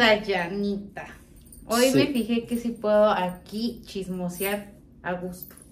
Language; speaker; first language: Spanish; native; Spanish